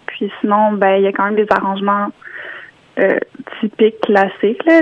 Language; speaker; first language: French; native; French